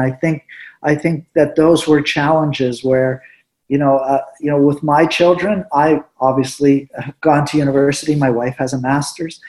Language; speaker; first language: English; early bilingual, other home language; Spanish